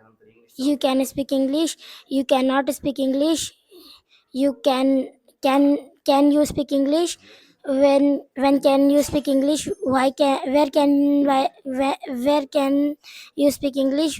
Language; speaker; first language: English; non-native, learner; Hindi